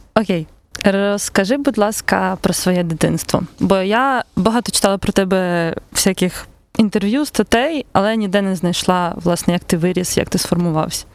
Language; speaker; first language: Ukrainian; native; Ukrainian